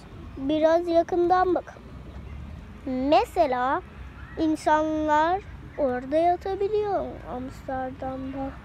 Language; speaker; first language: Turkish; early bilingual, heritage; Turkish